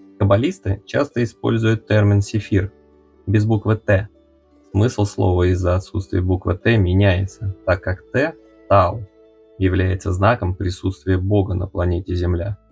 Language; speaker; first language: Russian; native; Russian